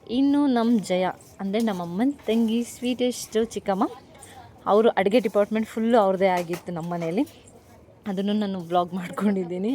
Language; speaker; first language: Kannada; non-native, local second language; Lambadi